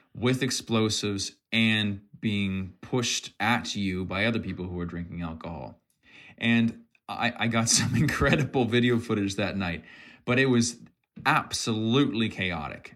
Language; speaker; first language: English; native; English